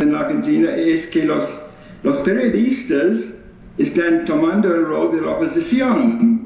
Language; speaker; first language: Spanish; non-native, fluent; English